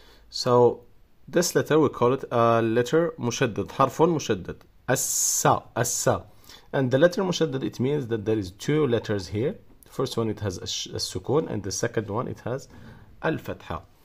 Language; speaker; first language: English; non-native, fluent; Arabic